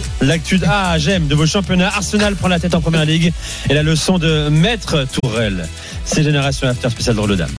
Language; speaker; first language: French; native; French